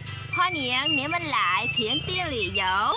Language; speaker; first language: Chinese; non-native, learner; Vietnamese